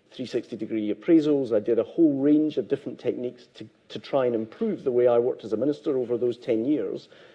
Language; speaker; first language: English; native; English